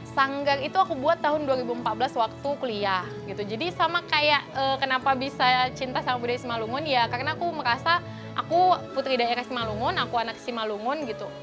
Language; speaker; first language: Indonesian; native; Indonesian